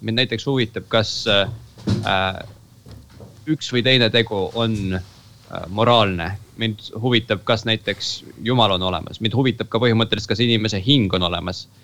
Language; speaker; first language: Estonian; native; Estonian